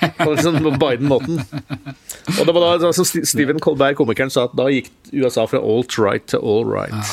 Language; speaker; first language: Norwegian; native; Norwegian